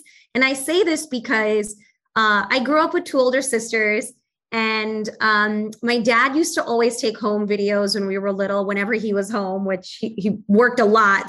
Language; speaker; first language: English; native; English